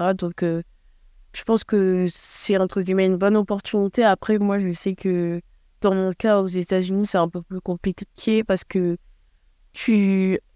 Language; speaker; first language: French; native; French